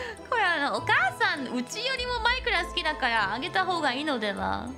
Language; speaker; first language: Japanese; non-native, fluent; German